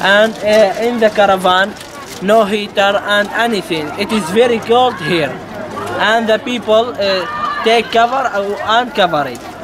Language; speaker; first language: English; non-native, learner; Arabic